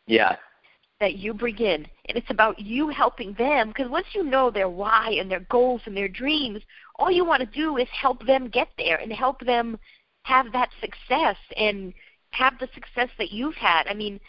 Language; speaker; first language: English; native; English